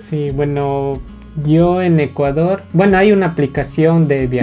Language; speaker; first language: Spanish; native; Spanish